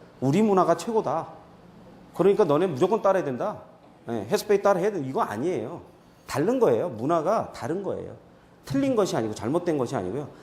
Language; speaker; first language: Korean; native; Korean